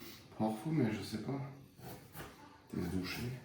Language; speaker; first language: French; early bilingual, other home language; Armenian